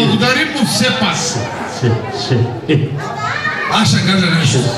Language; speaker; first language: Bulgarian; non-native, local second language; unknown